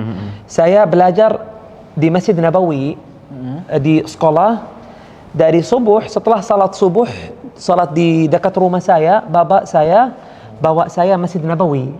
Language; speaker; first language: Indonesian; non-native, learner; Arabic